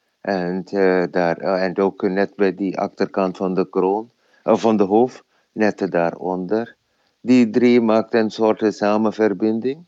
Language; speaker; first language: Dutch; non-native, fluent; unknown